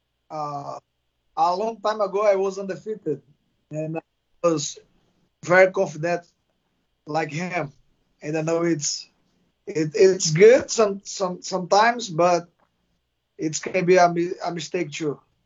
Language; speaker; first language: English; non-native, fluent; Portuguese